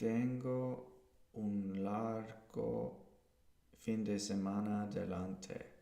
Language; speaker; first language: Spanish; non-native, learner; English